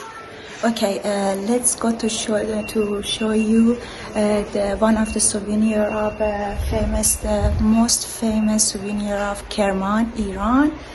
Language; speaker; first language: English; non-native, local second language; Persian